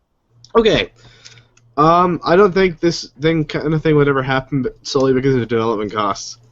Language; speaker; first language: English; native; English